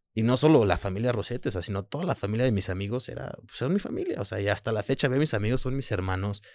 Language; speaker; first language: Spanish; early bilingual, other home language; French